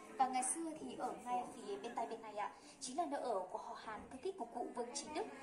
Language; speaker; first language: Vietnamese; non-native, local second language; Hmong